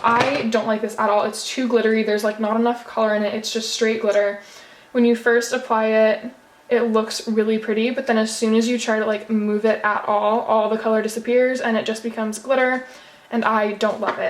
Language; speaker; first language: English; native; English